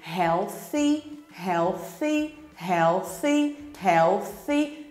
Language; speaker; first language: English; non-native, fluent; Portuguese